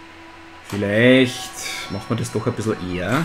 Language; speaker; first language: German; native; German